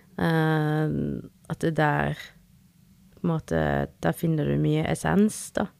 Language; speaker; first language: Norwegian; early bilingual, other home language; Spanish